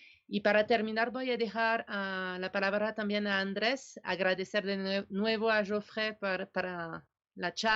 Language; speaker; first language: Spanish; non-native, fluent; French